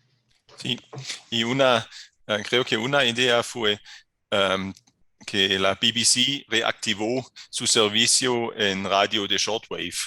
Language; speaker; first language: Spanish; non-native, fluent; German